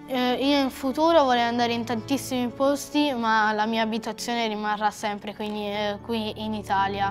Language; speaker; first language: Italian; early bilingual, other home language; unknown